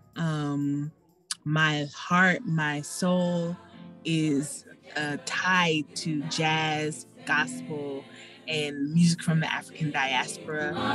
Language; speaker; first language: English; native; English